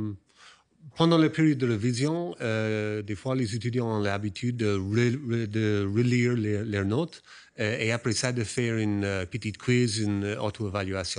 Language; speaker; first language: French; non-native, fluent; English